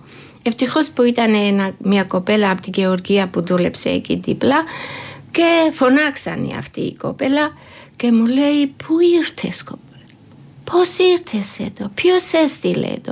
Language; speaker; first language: Greek; non-native, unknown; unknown